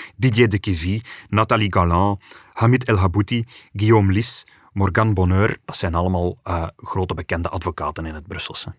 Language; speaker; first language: Dutch; native; Dutch